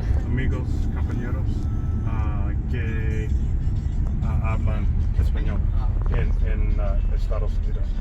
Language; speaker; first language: Spanish; non-native, learner; English